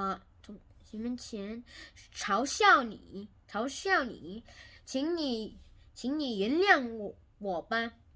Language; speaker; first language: Chinese; non-native, learner; Korean